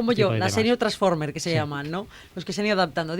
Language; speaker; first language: Spanish; native; Spanish